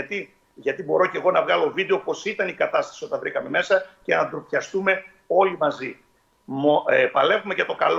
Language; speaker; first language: Greek; native; Greek